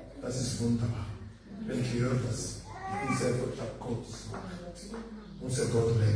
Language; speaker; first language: German; non-native, learner; French